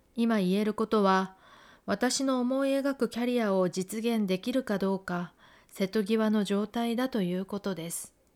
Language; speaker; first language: Japanese; non-native, fluent; Korean